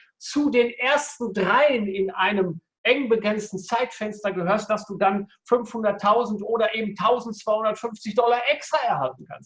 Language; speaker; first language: German; native; German